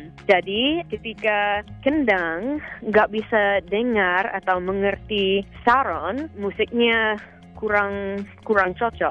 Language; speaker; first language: Indonesian; non-native, fluent; English